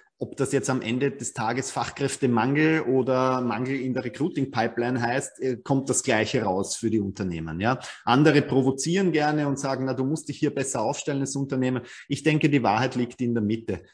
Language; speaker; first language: German; native; German